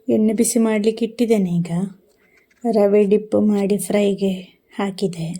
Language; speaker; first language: Kannada; non-native, local second language; Tulu